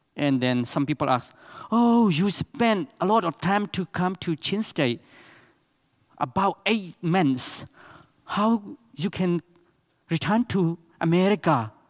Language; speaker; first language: English; non-native, learner; Burmese